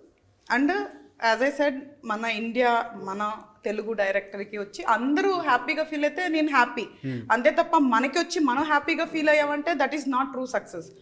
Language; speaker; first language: Telugu; native; Telugu